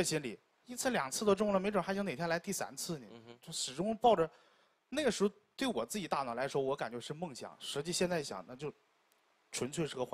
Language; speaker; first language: Chinese; native; Chinese